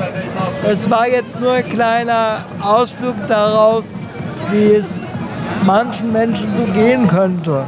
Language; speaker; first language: German; native; German